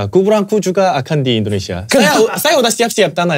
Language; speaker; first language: Indonesian; non-native, fluent; Korean